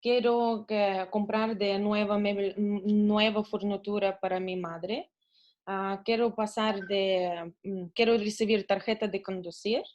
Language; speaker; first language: Spanish; non-native, learner; Russian